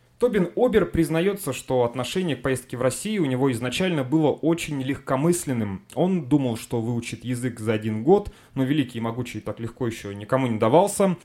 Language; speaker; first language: Russian; native; Russian